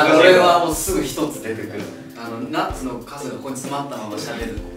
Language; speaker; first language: Japanese; native; Japanese